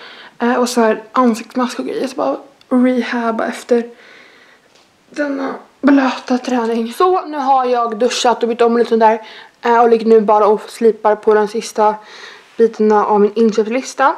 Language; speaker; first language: Swedish; native; Swedish